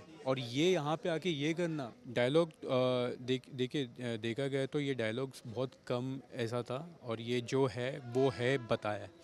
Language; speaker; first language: Hindi; native; Hindi